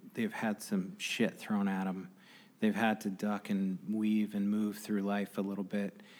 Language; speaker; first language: English; native; English